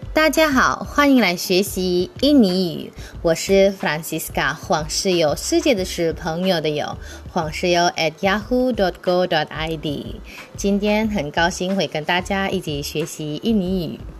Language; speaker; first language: Chinese; early bilingual, heritage; Chinese